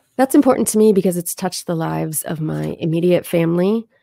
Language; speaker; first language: English; native; English